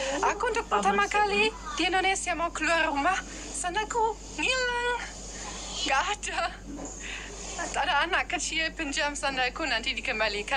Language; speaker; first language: Indonesian; non-native, fluent; German